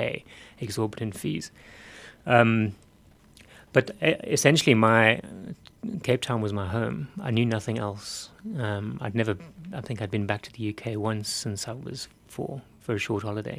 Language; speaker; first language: English; native; English